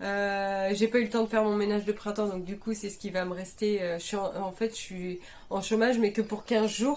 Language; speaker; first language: French; native; French